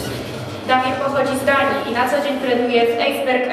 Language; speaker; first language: Polish; native; Polish